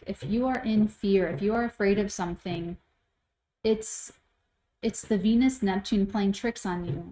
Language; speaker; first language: English; native; English